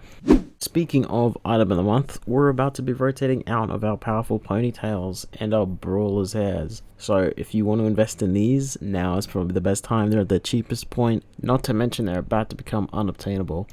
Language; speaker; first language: English; native; English